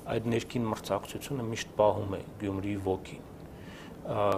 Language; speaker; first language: Armenian; native; Armenian